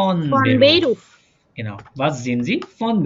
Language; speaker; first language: German; non-native, fluent; Bangla